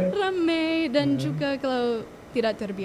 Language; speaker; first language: Indonesian; non-native, fluent; English